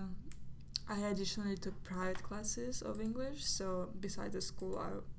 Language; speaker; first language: English; non-native, fluent; Russian